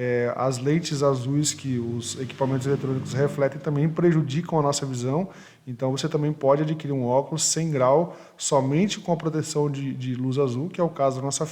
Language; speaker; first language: Portuguese; native; Portuguese